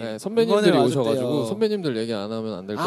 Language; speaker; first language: Korean; native; Korean